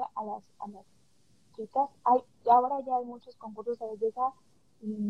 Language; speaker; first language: Spanish; native; Spanish